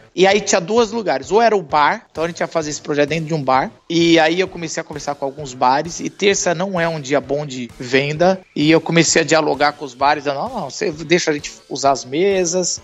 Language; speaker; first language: Portuguese; native; Portuguese